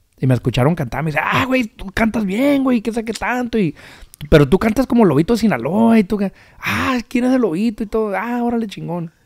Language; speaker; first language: Spanish; early bilingual, heritage; Spanish